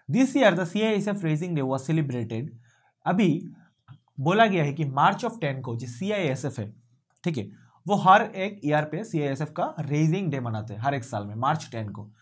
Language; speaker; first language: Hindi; non-native, local second language; Bangla